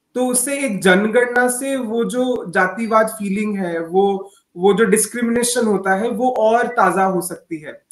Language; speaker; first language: Hindi; non-native, local second language; Odia